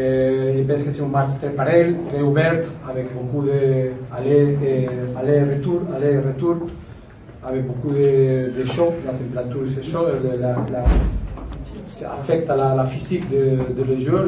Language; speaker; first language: French; non-native, learner; Spanish